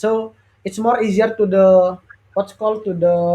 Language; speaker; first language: English; non-native, learner; Indonesian